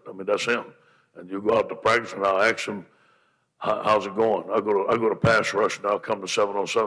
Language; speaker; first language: English; native; English